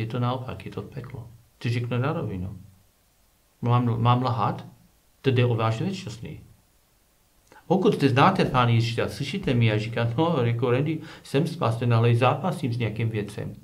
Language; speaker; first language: Czech; non-native, learner; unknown